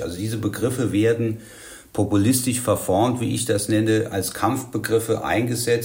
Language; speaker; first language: German; native; German